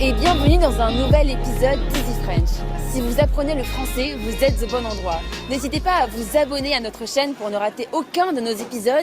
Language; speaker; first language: French; native; French